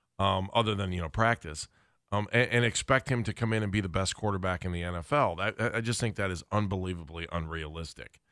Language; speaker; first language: English; native; English